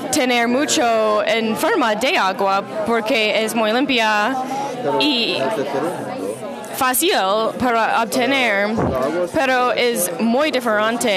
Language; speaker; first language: Spanish; non-native, learner; English